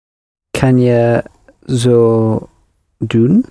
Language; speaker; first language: Dutch; non-native, learner; English